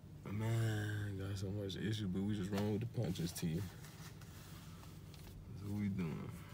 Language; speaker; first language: English; early bilingual, other home language; Spanish